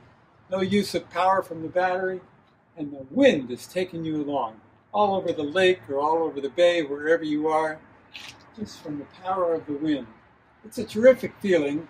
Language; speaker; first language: English; native; English